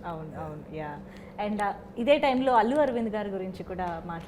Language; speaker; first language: Telugu; native; Telugu